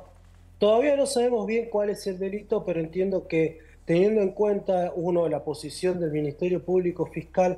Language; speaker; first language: Spanish; native; Spanish